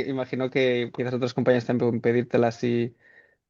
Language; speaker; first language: Spanish; native; Spanish